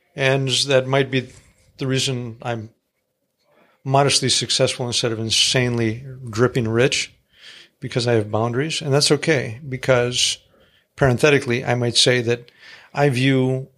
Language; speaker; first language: English; early bilingual, other home language; Greek